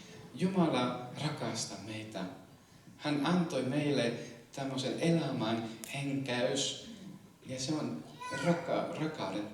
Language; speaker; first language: Finnish; non-native, fluent; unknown